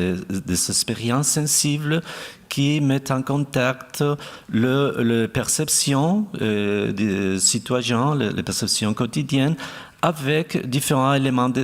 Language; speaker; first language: French; non-native, fluent; Spanish